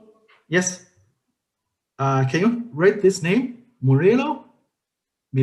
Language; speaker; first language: English; non-native, learner; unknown